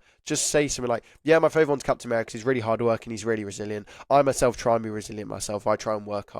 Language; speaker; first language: English; native; English